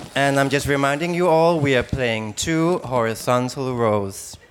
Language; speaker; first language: English; non-native, fluent; Danish